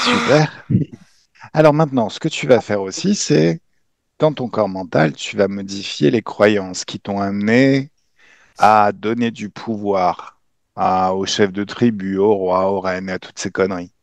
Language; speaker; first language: French; native; French